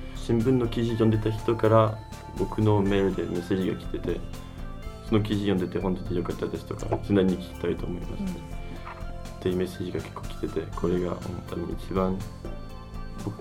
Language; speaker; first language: Japanese; non-native, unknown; French